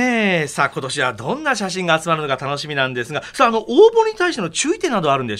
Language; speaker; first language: Japanese; native; Japanese